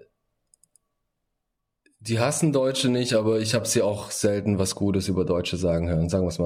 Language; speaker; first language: German; early bilingual, other home language; Bosnian